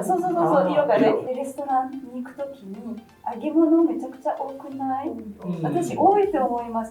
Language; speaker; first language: Japanese; non-native, fluent; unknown